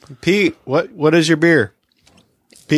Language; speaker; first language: English; native; English